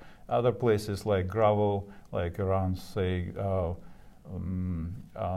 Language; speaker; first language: English; non-native, fluent; Russian